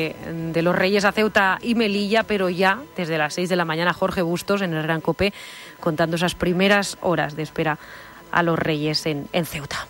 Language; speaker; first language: Spanish; native; Spanish